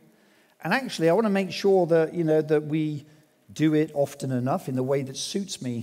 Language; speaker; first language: English; native; English